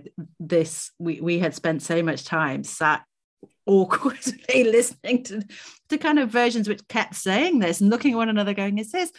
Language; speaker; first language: English; native; English